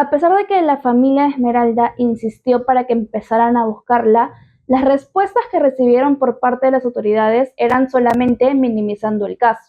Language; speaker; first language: Spanish; native; Spanish